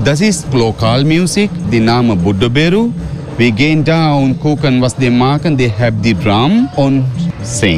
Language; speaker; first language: German; non-native, learner; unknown